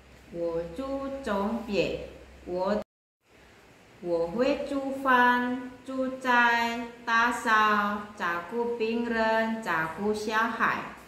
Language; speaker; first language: Chinese; non-native, learner; Indonesian